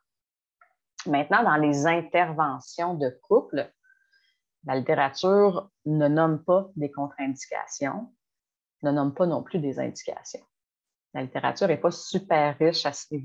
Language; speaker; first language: French; native; French